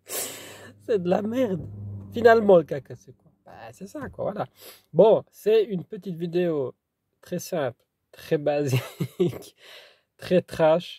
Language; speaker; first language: French; native; French